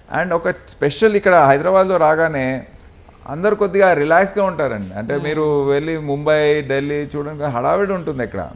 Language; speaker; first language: Telugu; native; Telugu